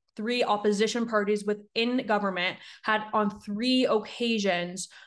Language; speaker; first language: English; native; English